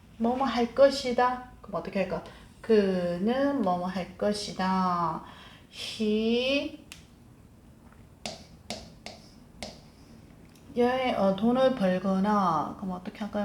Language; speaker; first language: Korean; native; Korean